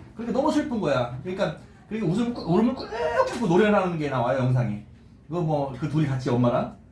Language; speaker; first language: Korean; native; Korean